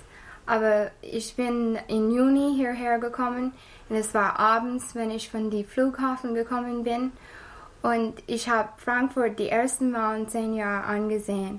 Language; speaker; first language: German; non-native, learner; English